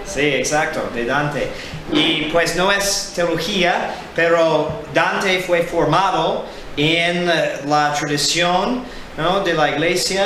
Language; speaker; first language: Spanish; non-native, fluent; English